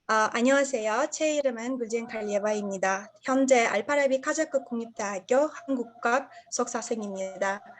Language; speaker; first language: Korean; non-native, learner; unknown